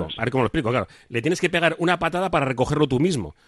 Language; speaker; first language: Spanish; native; Spanish